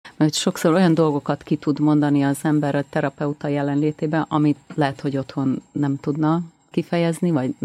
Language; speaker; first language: Hungarian; native; Hungarian